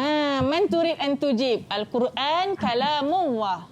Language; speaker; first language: Arabic; non-native, fluent; Malay